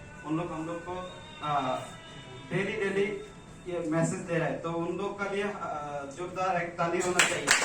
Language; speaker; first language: Hindi; non-native, learner; Bangla